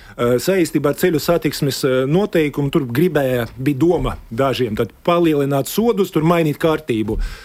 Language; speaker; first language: Latvian; non-native, local second language; Russian